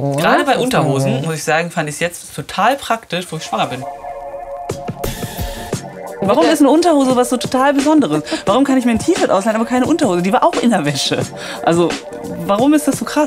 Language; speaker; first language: German; native; German